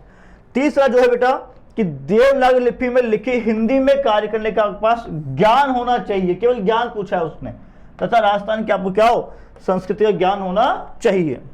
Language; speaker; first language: Hindi; native; Hindi